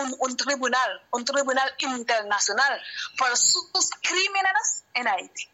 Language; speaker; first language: Spanish; non-native, learner; Haitian Creole